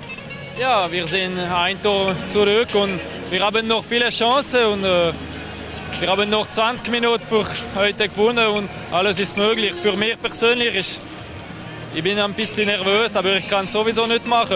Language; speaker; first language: German; non-native, learner; French